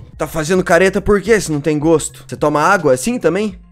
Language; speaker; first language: Portuguese; native; Portuguese